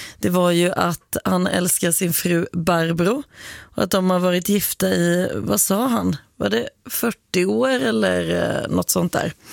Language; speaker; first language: Swedish; native; Swedish